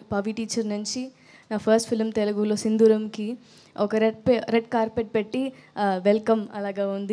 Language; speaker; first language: Telugu; non-native, learner; Tamil